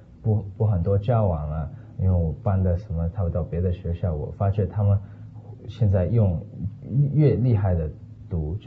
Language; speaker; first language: Chinese; early bilingual, heritage; Chinese